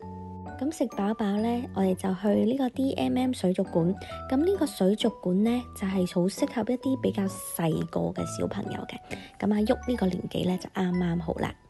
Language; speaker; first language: Cantonese; native; Cantonese